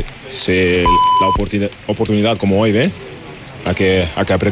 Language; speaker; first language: Spanish; non-native, fluent; German